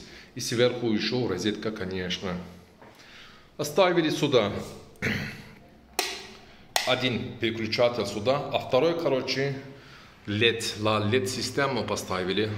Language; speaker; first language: Russian; non-native, local second language; Turkish